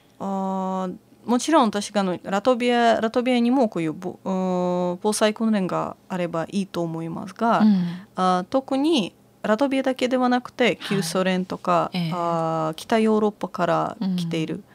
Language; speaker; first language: Japanese; non-native, fluent; Latvian